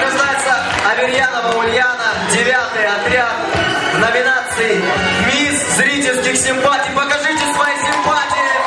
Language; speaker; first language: Russian; native; Russian